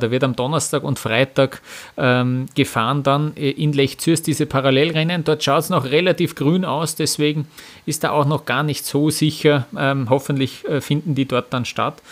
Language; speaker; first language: German; native; German